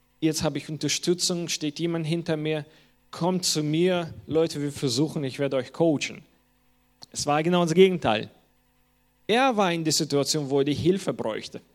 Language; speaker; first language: German; non-native, fluent; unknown